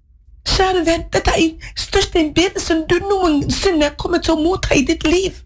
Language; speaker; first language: Norwegian; non-native, fluent; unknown